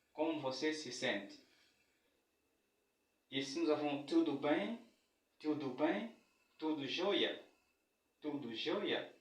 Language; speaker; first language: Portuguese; non-native, fluent; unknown